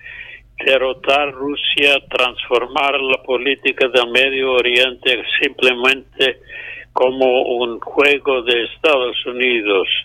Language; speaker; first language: Spanish; non-native, fluent; English